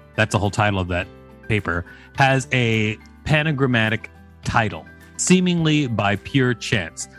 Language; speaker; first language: English; native; English